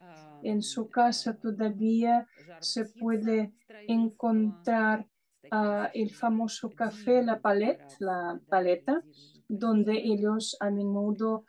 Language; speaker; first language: Spanish; non-native, fluent; Russian